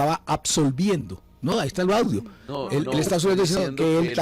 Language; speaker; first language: Spanish; native; Spanish